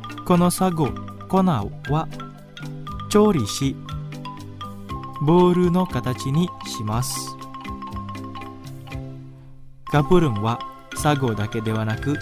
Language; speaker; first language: Japanese; non-native, fluent; Indonesian